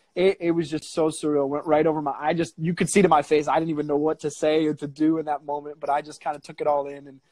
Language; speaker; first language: English; native; English